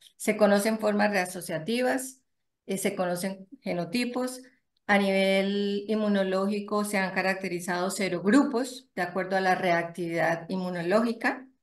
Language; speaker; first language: Spanish; native; Spanish